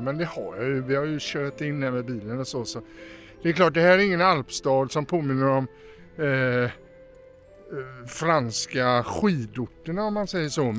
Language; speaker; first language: Swedish; native; Swedish